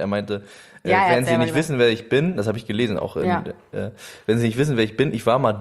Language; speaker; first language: German; native; German